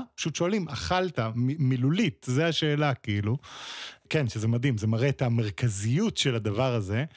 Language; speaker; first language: Hebrew; native; Hebrew